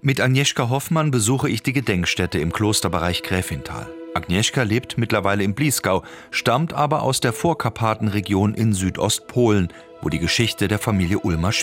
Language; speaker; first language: German; native; German